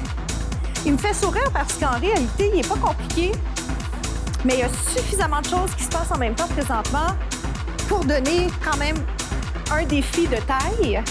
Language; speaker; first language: French; native; French